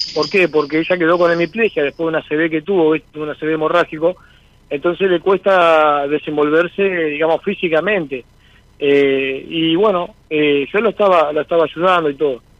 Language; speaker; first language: Spanish; native; Spanish